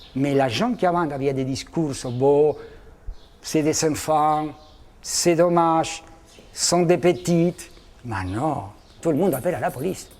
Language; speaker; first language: French; non-native, fluent; Spanish